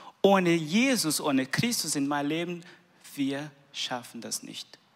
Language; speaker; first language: German; non-native, learner; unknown